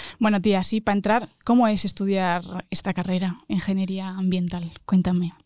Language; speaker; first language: Spanish; native; Spanish